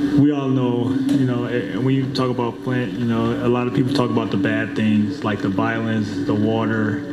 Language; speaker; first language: English; native; English